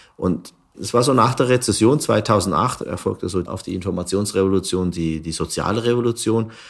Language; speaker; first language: German; early bilingual, other home language; Turkish